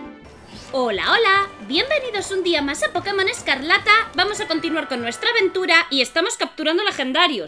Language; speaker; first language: Spanish; native; Spanish